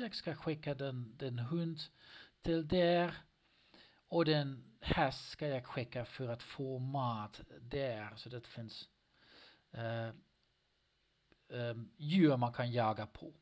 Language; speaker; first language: Swedish; non-native, learner; Dutch